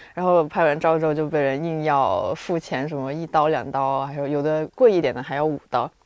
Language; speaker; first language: Chinese; native; Chinese